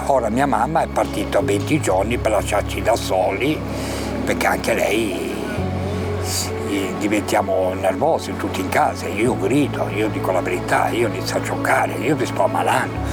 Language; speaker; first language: Italian; native; Italian